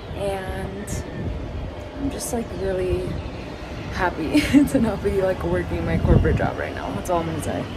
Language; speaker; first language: English; early bilingual, other home language; Spanish